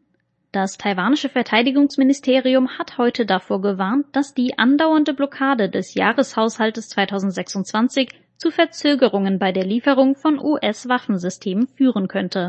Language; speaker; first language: German; native; German